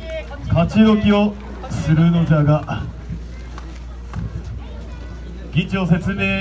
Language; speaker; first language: Japanese; native; Japanese